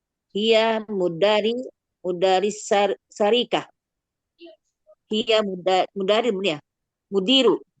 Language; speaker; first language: Arabic; non-native, learner; Indonesian